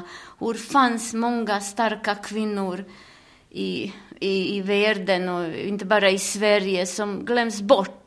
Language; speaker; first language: Swedish; non-native, fluent; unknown